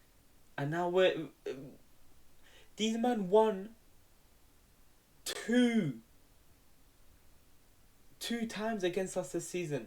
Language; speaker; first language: English; native; English